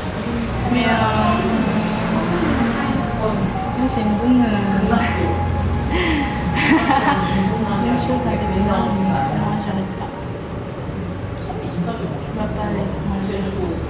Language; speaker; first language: French; non-native, fluent; Korean